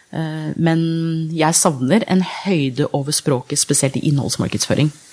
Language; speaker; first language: Norwegian; early bilingual, other home language; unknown